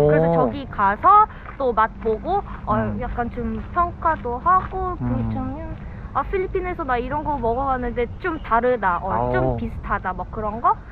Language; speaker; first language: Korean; non-native, fluent; Filipino